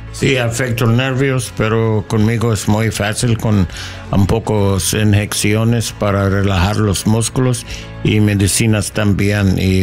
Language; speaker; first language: Spanish; non-native, learner; English